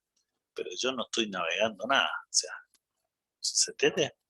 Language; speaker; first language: Spanish; native; Spanish